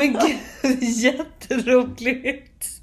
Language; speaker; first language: Swedish; native; Swedish